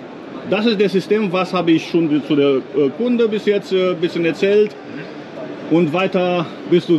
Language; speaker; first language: German; non-native, fluent; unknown